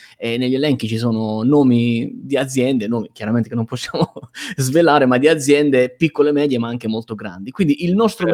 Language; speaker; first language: Italian; native; Italian